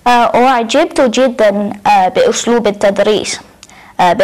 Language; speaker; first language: Arabic; non-native, learner; English